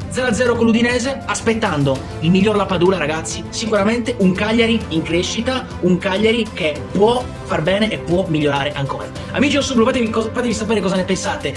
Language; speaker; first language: Italian; native; Italian